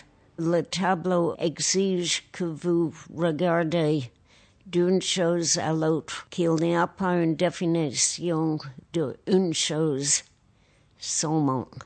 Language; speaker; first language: French; non-native, fluent; English